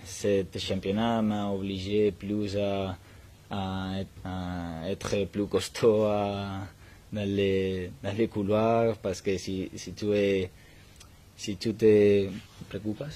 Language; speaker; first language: French; non-native, learner; Spanish